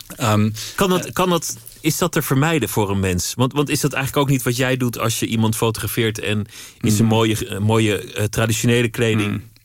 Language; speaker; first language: Dutch; native; Dutch